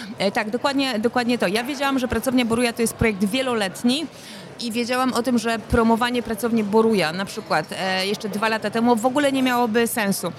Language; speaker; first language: Polish; native; Polish